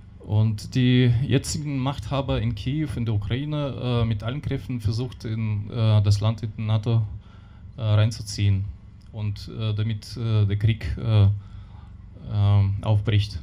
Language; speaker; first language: German; non-native, learner; Russian